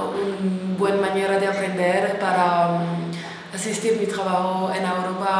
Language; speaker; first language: Spanish; non-native, fluent; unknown